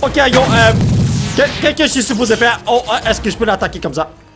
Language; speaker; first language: French; native; French